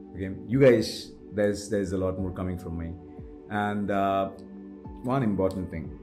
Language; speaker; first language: English; non-native, local second language; Malayalam